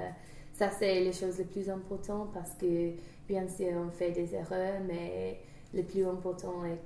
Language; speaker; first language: French; non-native, learner; English